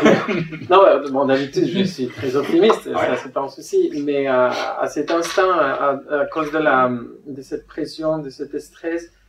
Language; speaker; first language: French; non-native, fluent; Spanish